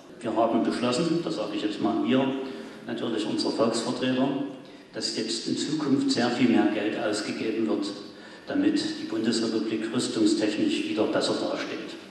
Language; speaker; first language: German; native; German